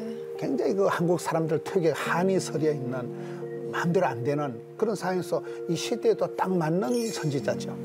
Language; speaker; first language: Korean; native; Korean